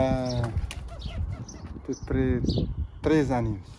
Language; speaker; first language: French; non-native, learner; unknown